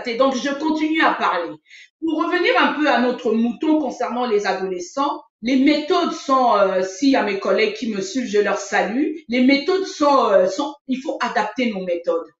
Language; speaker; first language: French; non-native, local second language; Lingala